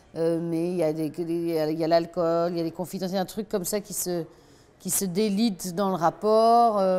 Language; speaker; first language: French; native; French